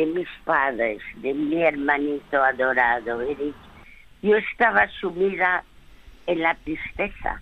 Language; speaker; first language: Spanish; early bilingual, other home language; French